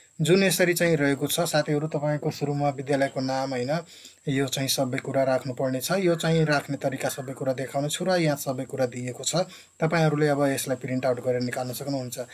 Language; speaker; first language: Nepali; native; Nepali